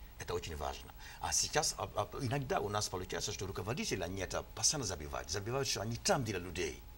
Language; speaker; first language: Russian; non-native, fluent; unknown